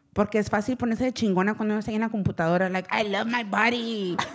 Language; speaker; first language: Spanish; early bilingual, heritage; Spanish